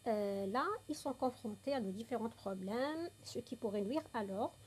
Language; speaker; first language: French; non-native, local second language; Arabic